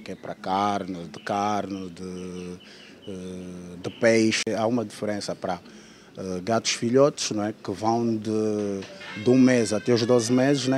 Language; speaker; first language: Portuguese; native; Portuguese